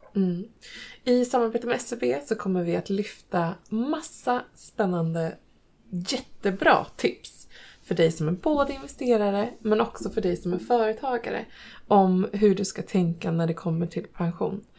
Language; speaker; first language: Swedish; native; Swedish